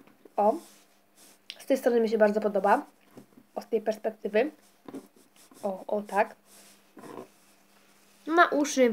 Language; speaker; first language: Polish; native; Polish